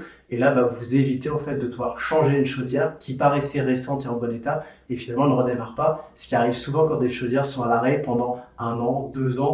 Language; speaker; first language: French; native; French